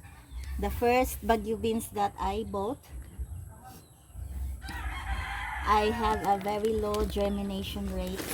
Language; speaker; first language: English; non-native, local second language; Filipino